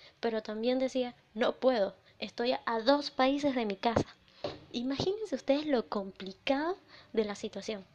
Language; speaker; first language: Spanish; native; Spanish